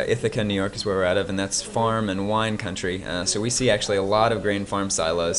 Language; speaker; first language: English; native; English